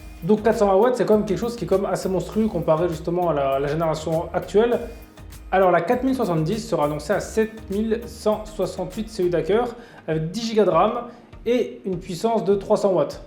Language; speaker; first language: French; native; French